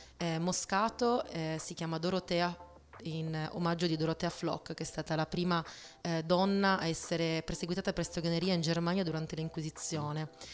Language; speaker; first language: Italian; native; Italian